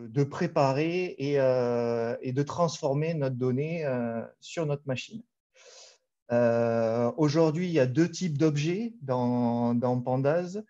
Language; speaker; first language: French; native; French